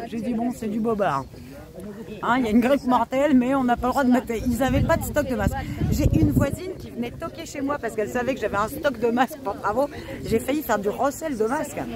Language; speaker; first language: French; native; French